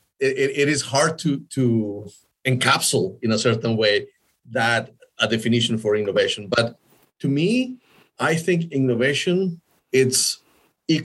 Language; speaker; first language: English; non-native, fluent; Spanish